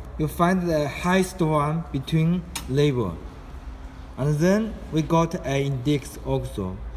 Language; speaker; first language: English; non-native, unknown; Chinese